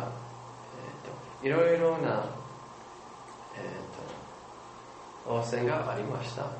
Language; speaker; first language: Japanese; non-native, learner; English